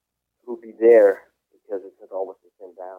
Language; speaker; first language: English; non-native, fluent; Swiss German